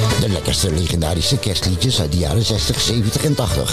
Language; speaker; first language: Dutch; native; Dutch